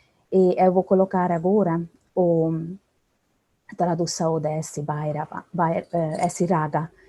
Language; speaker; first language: Portuguese; non-native, fluent; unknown